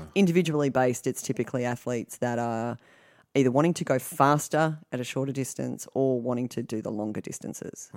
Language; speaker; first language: English; native; English